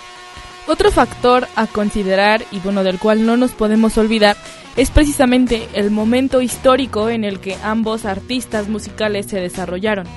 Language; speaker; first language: Spanish; native; Spanish